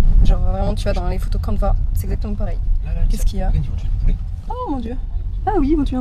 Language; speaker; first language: French; native; French